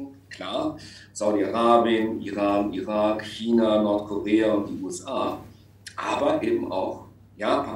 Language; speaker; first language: German; native; German